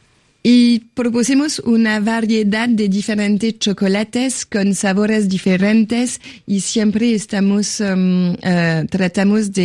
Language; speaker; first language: Spanish; non-native, fluent; French